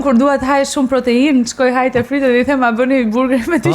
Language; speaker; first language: Albanian; native; Albanian